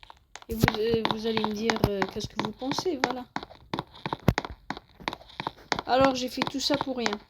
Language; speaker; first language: French; native; French